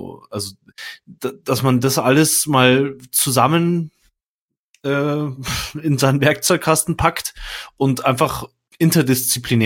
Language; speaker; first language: German; native; German